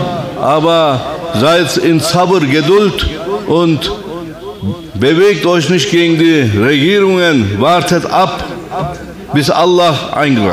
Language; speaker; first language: German; non-native, fluent; Turkish